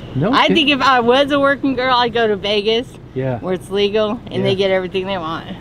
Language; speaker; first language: English; native; English